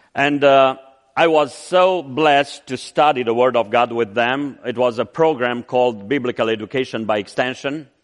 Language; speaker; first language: English; non-native, fluent; Romanian